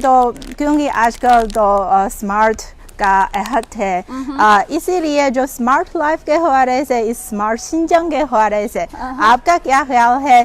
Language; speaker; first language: Urdu; non-native, fluent; Chinese